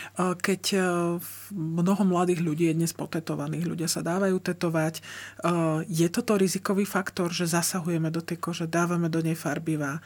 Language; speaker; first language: Slovak; native; Slovak